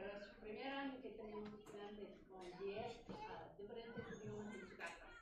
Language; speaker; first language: Spanish; non-native, learner; English